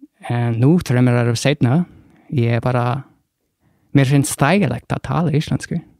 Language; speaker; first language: Icelandic; non-native, learner; English